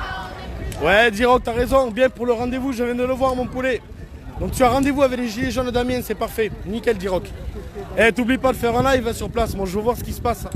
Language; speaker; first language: French; native; French